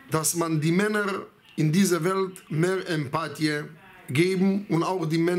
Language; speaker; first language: German; non-native, fluent; Hebrew